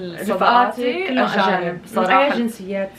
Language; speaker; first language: Arabic; native; Arabic